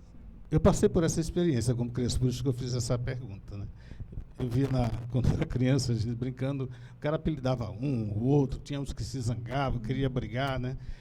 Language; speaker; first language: Portuguese; native; Portuguese